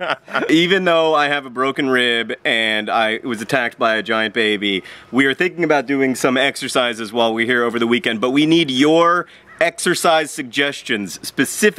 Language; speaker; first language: English; native; English